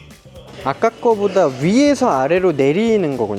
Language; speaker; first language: Korean; native; Korean